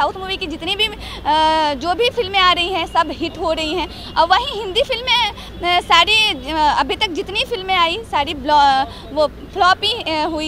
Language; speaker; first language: Hindi; native; Hindi